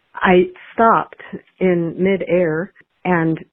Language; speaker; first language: English; native; English